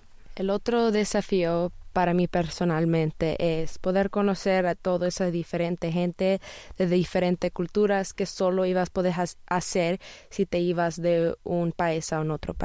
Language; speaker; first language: Spanish; early bilingual, heritage; Spanish